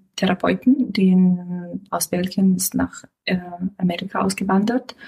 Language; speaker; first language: German; non-native, fluent; Romanian